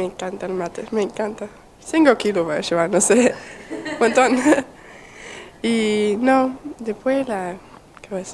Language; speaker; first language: Spanish; non-native, learner; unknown